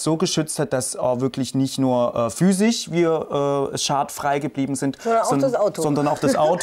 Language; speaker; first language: German; native; German